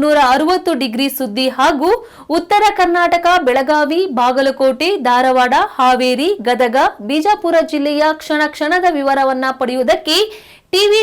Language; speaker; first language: Kannada; native; Kannada